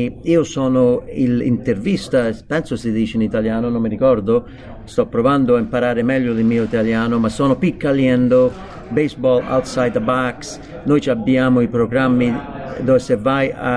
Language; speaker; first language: Italian; non-native, fluent; English